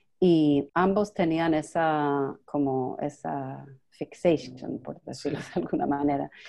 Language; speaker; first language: Spanish; non-native, fluent; English